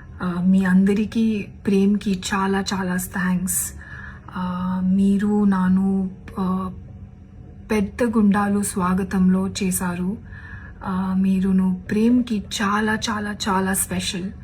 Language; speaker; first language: Telugu; non-native, learner; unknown